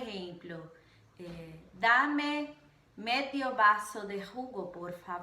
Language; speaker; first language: Spanish; non-native, fluent; Portuguese